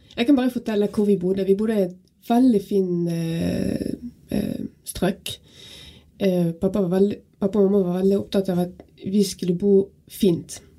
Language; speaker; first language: Norwegian; non-native, fluent; French